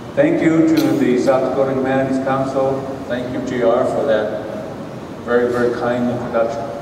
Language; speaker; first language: English; native; English